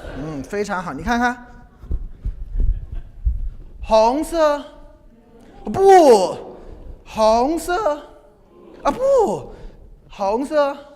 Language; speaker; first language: Chinese; non-native, fluent; English